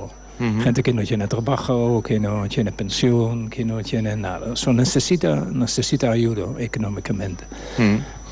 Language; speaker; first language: Spanish; non-native, learner; Dutch